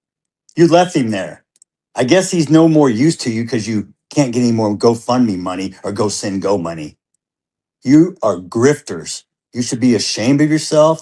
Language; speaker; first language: English; native; English